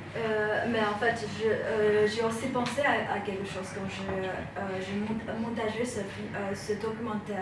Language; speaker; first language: French; non-native, fluent; Chinese